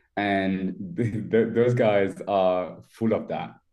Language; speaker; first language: English; non-native, fluent; French